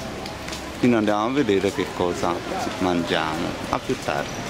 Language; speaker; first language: Italian; native; Italian